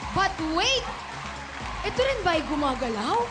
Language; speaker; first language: Filipino; native; Filipino